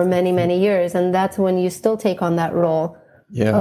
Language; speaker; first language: English; non-native, fluent; Turkish